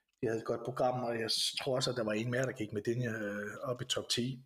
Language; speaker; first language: Danish; native; Danish